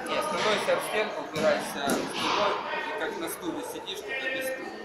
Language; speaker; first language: Russian; native; Russian